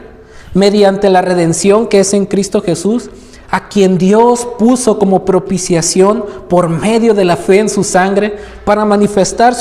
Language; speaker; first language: Spanish; native; Spanish